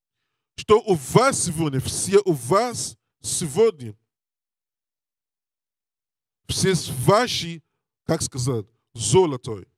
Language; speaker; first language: Russian; non-native, learner; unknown